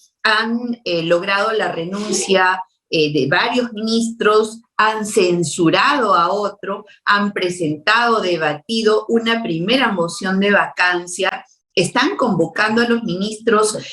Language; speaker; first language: Spanish; native; Spanish